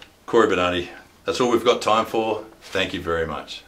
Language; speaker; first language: English; native; English